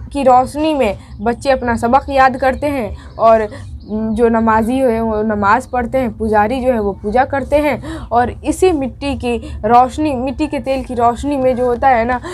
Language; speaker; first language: Hindi; native; Hindi